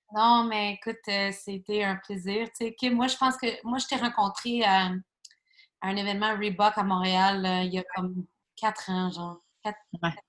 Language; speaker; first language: French; native; French